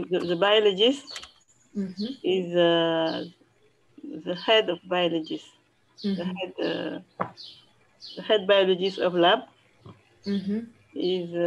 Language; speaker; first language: English; non-native, learner; French